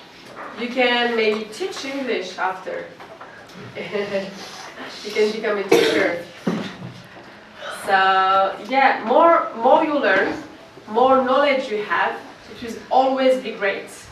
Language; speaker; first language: English; non-native, fluent; French